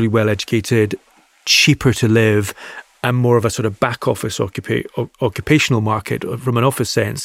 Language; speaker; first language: English; native; English